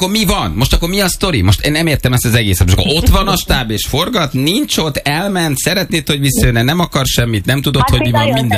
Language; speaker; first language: Hungarian; native; Hungarian